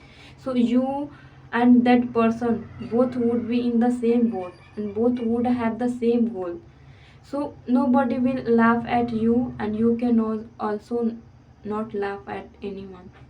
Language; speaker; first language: English; non-native, fluent; Hindi